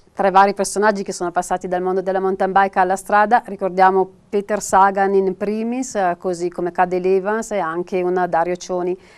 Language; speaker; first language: Italian; native; Italian